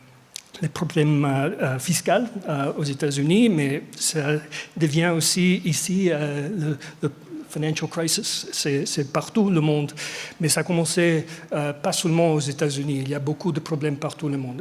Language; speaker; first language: French; non-native, fluent; English